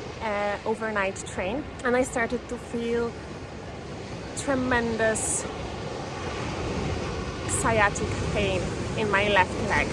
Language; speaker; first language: English; non-native, fluent; Polish